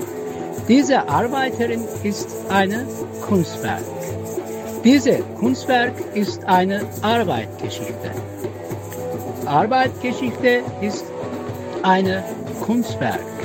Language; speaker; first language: German; non-native, learner; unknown